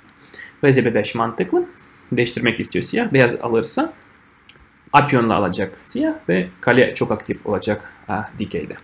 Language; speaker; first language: Turkish; non-native, fluent; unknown